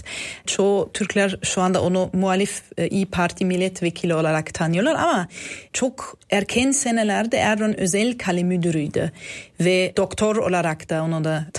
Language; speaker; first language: Turkish; non-native, fluent; German